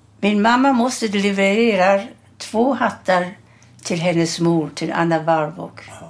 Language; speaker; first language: Swedish; early bilingual, other home language; German